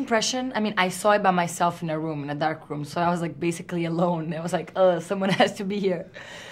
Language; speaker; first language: English; non-native, fluent; Portuguese